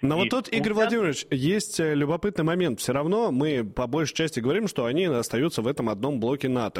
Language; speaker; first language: Russian; native; Russian